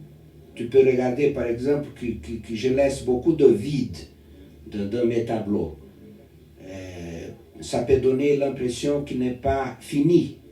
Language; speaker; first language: French; non-native, learner; Portuguese